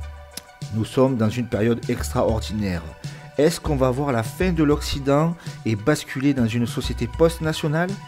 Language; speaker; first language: French; native; French